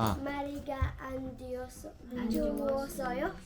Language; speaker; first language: Korean; non-native, learner; Cebuano